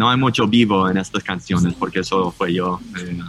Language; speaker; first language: Spanish; non-native, learner; English